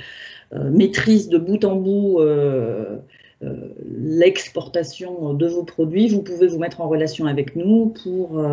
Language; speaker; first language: French; native; French